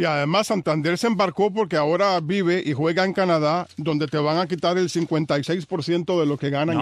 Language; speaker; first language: Spanish; native; Spanish